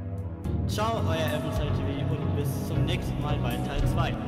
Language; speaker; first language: German; native; German